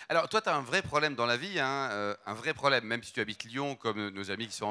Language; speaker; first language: French; native; French